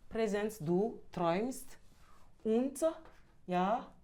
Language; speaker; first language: German; non-native, fluent; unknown